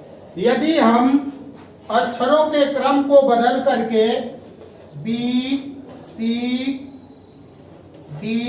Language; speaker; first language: Hindi; native; Hindi